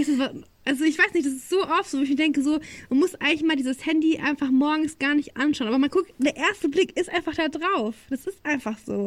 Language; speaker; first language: German; native; German